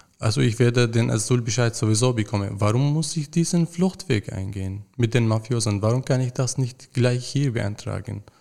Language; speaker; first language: German; non-native, fluent; Arabic